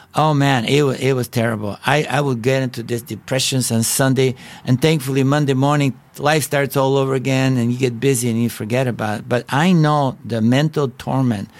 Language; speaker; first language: English; non-native, fluent; Bulgarian